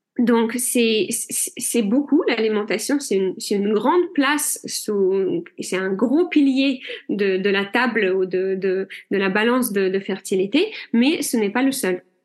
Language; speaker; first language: French; non-native, fluent; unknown